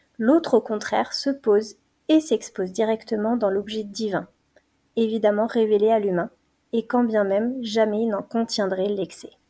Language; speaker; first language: French; native; French